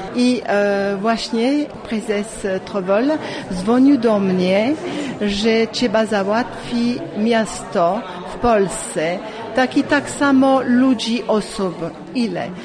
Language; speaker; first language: Polish; early bilingual, heritage; Polish